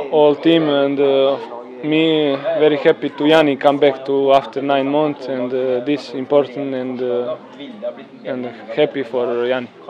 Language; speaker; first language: English; non-native, learner; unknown